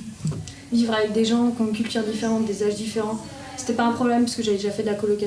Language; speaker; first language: French; native; French